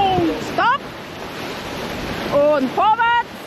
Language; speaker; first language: German; non-native, learner; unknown